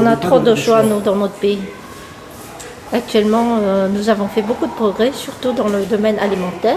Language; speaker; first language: French; non-native, fluent; Korean